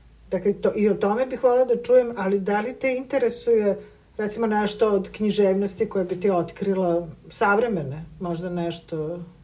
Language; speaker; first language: Serbian; native; Serbian